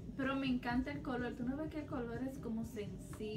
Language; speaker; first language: Spanish; early bilingual, heritage; Spanish